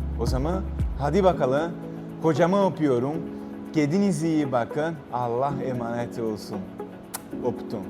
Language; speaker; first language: Turkish; non-native, learner; Portuguese